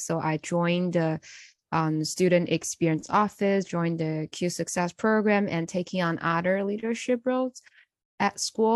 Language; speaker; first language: English; non-native, fluent; Chinese